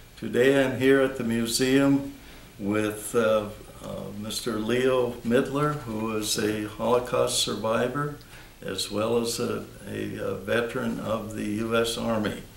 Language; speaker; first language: English; native; English